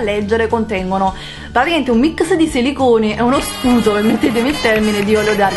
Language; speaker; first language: Italian; native; Italian